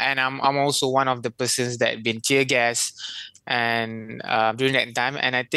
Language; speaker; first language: English; non-native, local second language; Malay